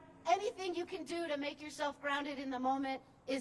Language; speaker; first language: English; native; English